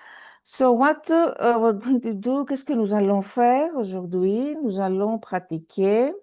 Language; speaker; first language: French; non-native, fluent; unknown